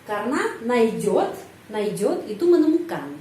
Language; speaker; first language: Indonesian; non-native, fluent; Russian